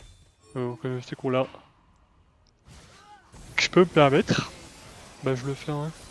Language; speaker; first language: French; native; French